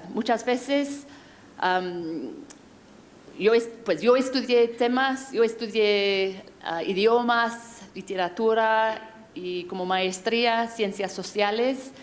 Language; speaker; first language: Spanish; non-native, fluent; English